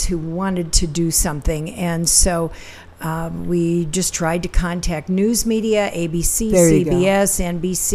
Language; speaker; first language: English; native; English